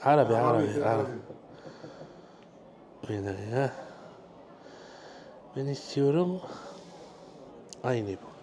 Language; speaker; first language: Turkish; non-native, learner; Arabic